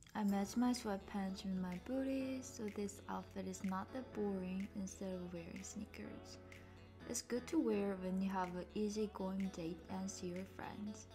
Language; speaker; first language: English; non-native, fluent; Korean